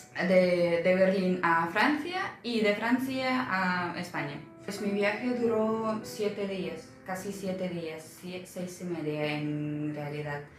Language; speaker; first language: Spanish; non-native, learner; Ukrainian